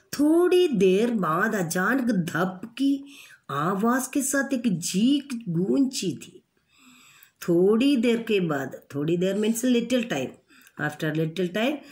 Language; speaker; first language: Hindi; non-native, local second language; Malayalam